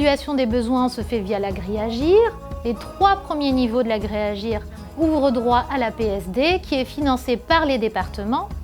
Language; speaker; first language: French; native; French